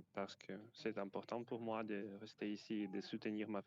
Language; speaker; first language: French; non-native, fluent; Ukrainian